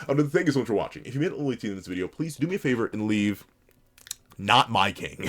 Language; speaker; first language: English; native; English